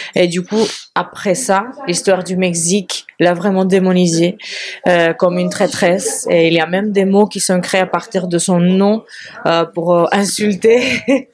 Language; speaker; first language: French; non-native, fluent; Spanish